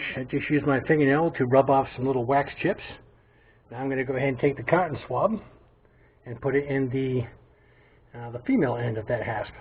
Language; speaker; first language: English; native; English